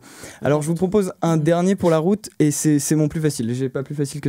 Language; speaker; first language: French; native; French